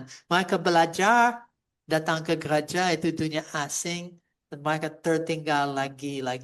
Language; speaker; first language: Indonesian; non-native, fluent; English